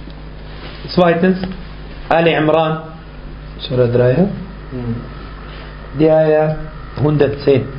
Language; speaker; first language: German; non-native, fluent; Arabic